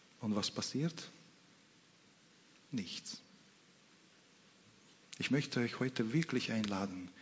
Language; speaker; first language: German; non-native, fluent; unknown